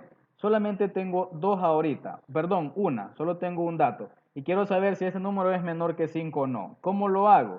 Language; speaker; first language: Spanish; native; Spanish